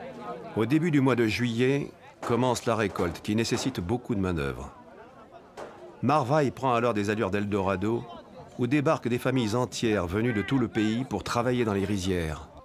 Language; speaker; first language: French; native; French